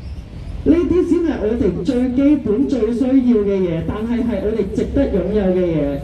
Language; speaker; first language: Cantonese; native; Cantonese